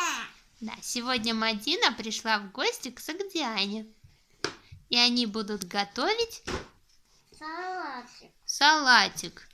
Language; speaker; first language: Russian; native; Russian